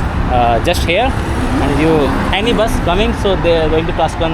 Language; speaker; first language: English; non-native, learner; Hindi